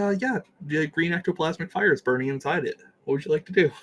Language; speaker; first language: English; native; English